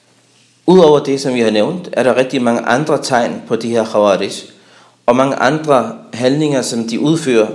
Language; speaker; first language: Danish; early bilingual, other home language; Arabic